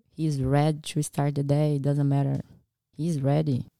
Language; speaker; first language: English; non-native, learner; Portuguese